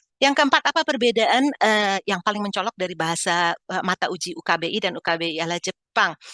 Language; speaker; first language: Indonesian; native; Indonesian